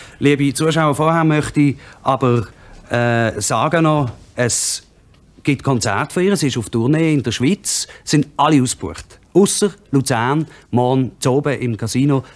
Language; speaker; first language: German; native; German